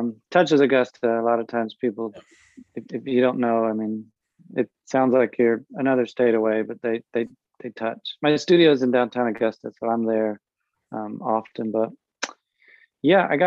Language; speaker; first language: English; native; English